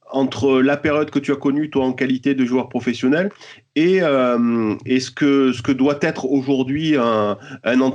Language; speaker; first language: French; native; French